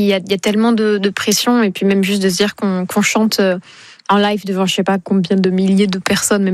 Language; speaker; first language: French; native; French